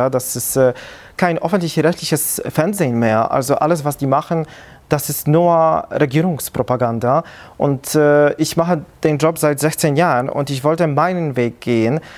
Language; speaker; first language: German; non-native, fluent; Polish